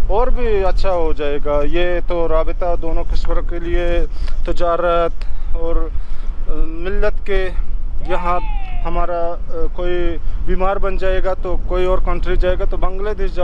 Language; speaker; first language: Hindi; non-native, learner; Pashto